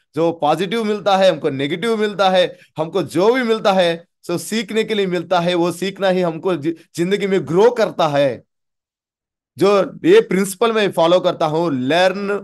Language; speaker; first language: Hindi; non-native, local second language; Telugu